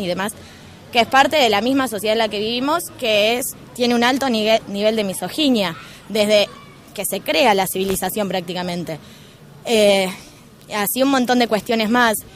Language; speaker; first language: Spanish; native; Spanish